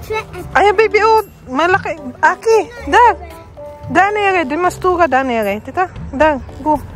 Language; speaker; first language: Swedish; non-native, learner; Filipino